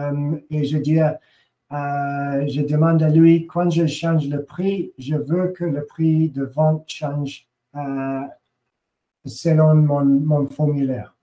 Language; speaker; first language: French; non-native, learner; English